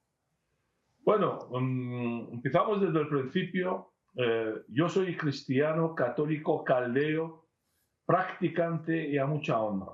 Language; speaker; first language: Spanish; non-native, fluent; Arabic